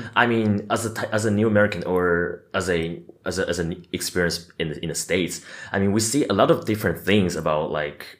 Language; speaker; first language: English; non-native, fluent; Chinese